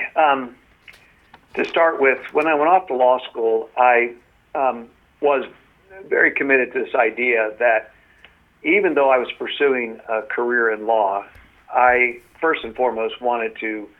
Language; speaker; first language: English; native; English